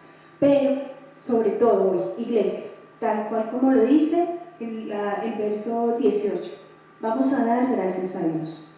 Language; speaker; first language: Spanish; native; Spanish